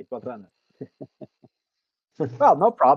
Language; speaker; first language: English; non-native, fluent; Portuguese